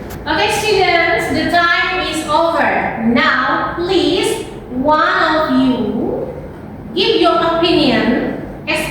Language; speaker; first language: English; non-native, learner; Indonesian